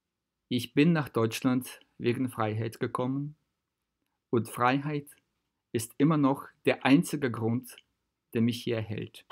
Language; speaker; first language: German; non-native, fluent; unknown